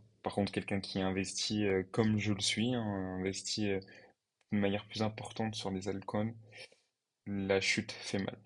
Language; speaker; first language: French; native; French